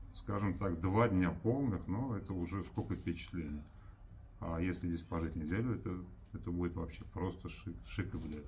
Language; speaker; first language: Russian; native; Russian